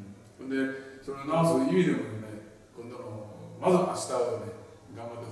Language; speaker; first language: Japanese; native; Japanese